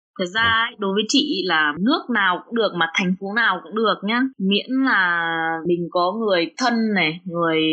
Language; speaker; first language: Vietnamese; early bilingual, other home language; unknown